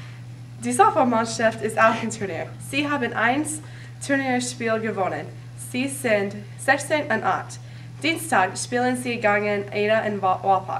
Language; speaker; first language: German; non-native, learner; English